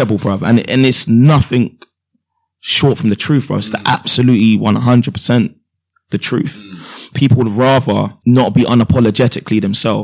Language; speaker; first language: English; native; English